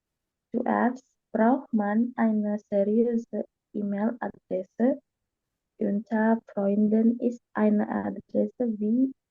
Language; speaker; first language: German; non-native, learner; Indonesian